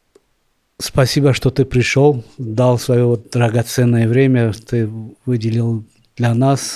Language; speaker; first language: Russian; non-native, local second language; Tajik